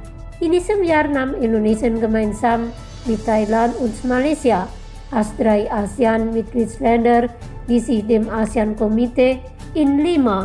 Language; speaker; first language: German; non-native, fluent; Indonesian